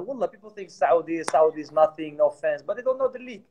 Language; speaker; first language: English; non-native, fluent; Arabic